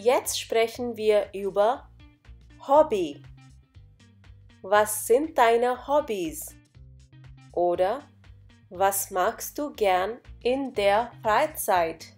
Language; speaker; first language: German; non-native, fluent; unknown